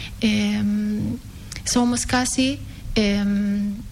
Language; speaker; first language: Spanish; non-native, learner; Arabic